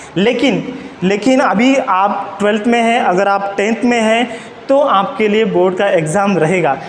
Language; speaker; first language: Hindi; non-native, local second language; Marathi